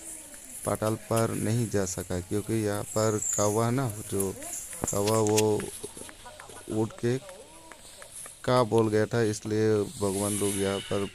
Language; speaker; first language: Hindi; non-native, local second language; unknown